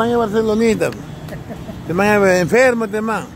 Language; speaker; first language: Spanish; native; Spanish